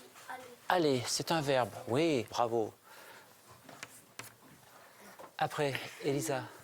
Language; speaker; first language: French; native; French